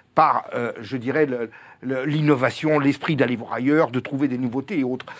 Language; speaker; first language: French; native; French